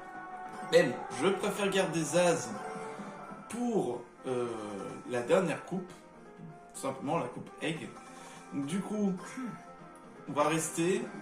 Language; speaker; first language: French; native; French